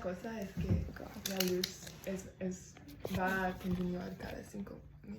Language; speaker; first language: Spanish; non-native, learner; English